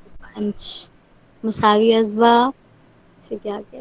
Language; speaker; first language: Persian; non-native, learner; Urdu